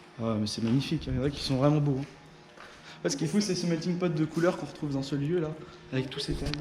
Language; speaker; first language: French; native; French